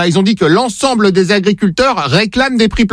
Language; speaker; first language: French; native; French